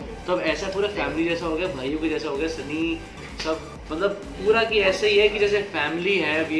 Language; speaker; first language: Hindi; non-native, local second language; Punjabi